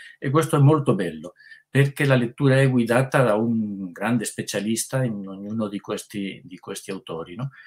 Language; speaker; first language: Italian; non-native, fluent; Spanish